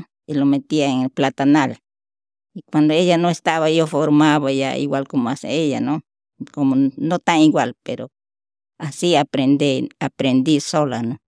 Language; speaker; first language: Spanish; non-native, local second language; Shipibo-Conibo